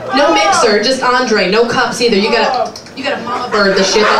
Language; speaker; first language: English; native; English